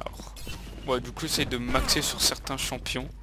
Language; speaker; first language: French; native; French